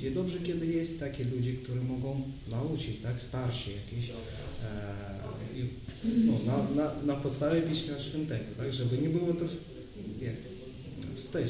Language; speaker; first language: Polish; non-native, learner; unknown